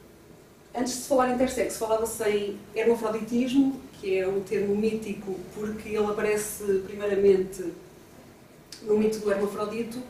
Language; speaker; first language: Portuguese; native; Portuguese